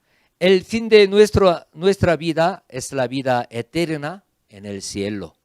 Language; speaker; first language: Spanish; non-native, fluent; Korean